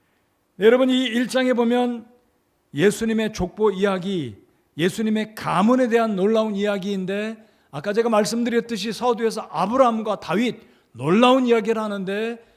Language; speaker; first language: Korean; native; Korean